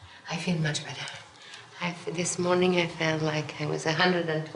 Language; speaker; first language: English; non-native, fluent; French